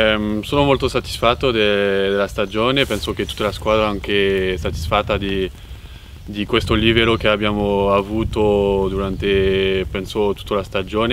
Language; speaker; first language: Italian; non-native, fluent; French